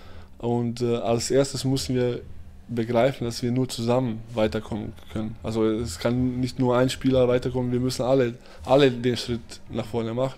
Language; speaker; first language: German; early bilingual, other home language; Bosnian